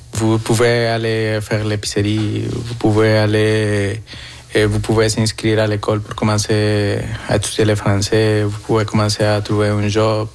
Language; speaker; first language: French; non-native, fluent; Spanish